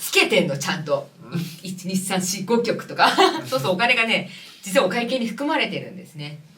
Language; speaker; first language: Japanese; native; Japanese